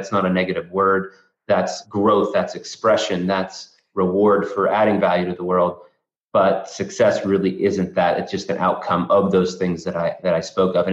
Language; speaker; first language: English; native; English